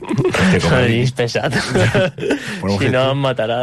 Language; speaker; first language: Catalan; non-native, local second language; Spanish